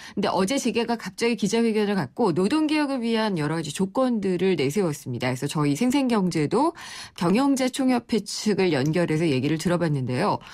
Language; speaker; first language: Korean; native; Korean